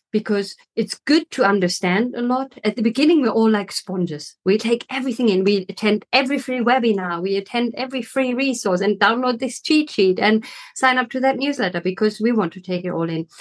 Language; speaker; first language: English; non-native, fluent; German